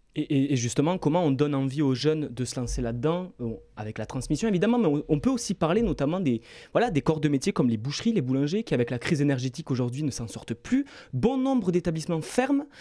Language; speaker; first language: French; native; French